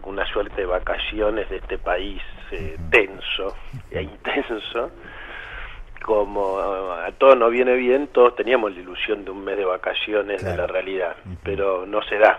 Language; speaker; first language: Spanish; native; Spanish